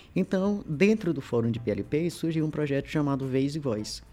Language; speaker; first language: Portuguese; native; Portuguese